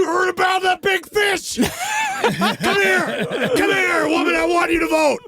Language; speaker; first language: English; native; English